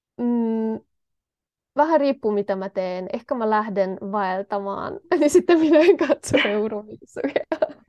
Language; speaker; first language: Finnish; non-native, fluent; Polish